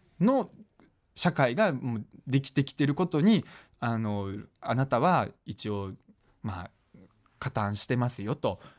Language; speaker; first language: Japanese; early bilingual, other home language; Russian